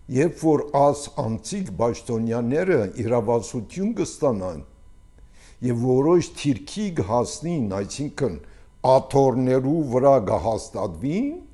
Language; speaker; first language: Armenian; early bilingual, heritage; Armenian